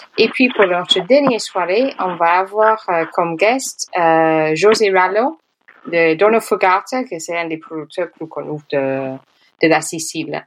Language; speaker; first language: French; non-native, fluent; English